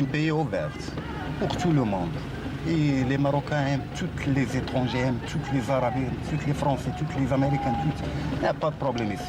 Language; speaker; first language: French; non-native, local second language; Arabic